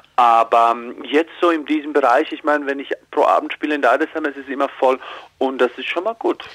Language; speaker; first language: German; early bilingual, heritage; Croatian